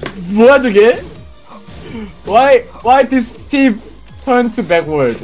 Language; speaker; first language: English; non-native, learner; Korean